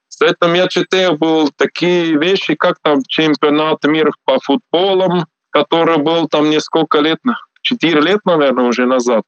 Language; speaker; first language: Russian; non-native, learner; Swiss German